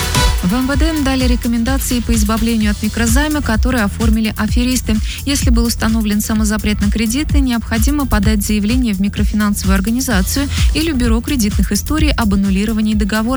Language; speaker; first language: Russian; native; Russian